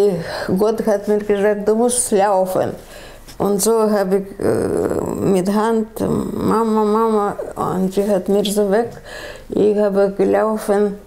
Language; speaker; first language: German; non-native, learner; Russian